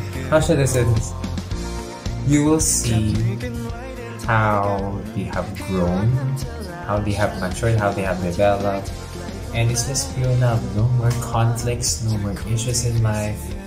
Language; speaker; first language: English; non-native, local second language; Filipino